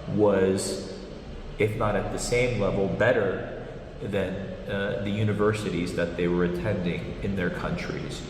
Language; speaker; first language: English; native; English